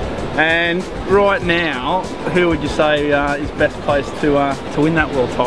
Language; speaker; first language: English; native; English